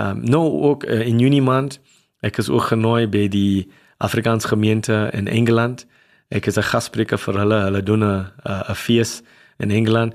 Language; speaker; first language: Afrikaans; non-native, local second language; English